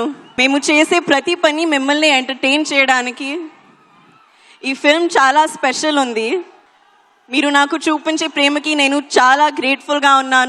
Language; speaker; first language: Telugu; non-native, learner; Hindi